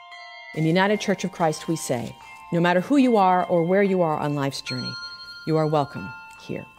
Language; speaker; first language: English; native; English